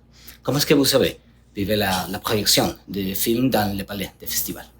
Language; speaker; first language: French; non-native, learner; Spanish